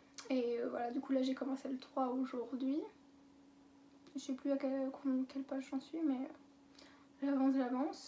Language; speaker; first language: French; native; French